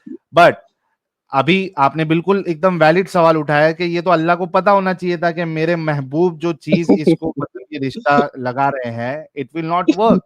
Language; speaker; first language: Hindi; native; Hindi